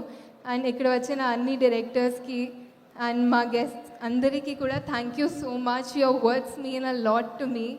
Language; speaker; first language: Telugu; non-native, local second language; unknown